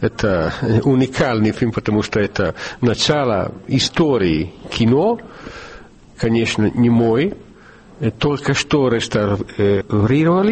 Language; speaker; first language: Russian; non-native, fluent; Italian